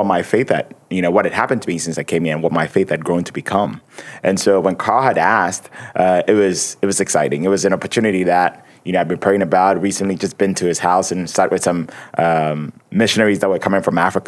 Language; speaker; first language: English; non-native, local second language; Akan